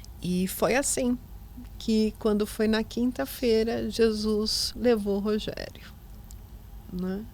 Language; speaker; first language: Portuguese; native; Portuguese